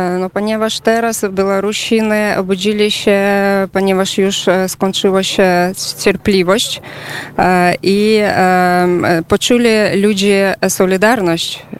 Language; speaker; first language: Polish; non-native, learner; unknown